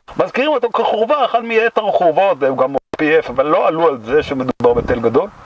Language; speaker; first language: Hebrew; native; Hebrew